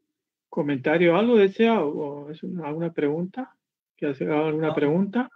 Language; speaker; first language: Spanish; native; Spanish